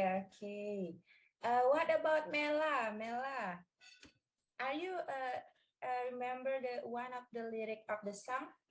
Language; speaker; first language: English; non-native, learner; Indonesian